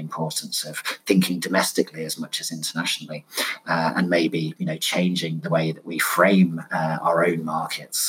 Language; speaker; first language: English; native; English